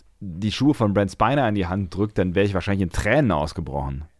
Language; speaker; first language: German; native; German